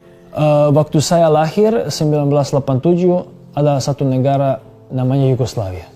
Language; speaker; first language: Indonesian; non-native, fluent; Serbian